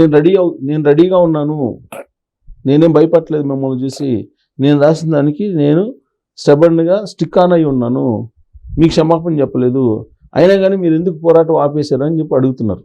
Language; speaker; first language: Telugu; native; Telugu